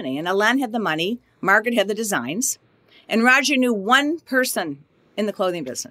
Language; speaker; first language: English; native; English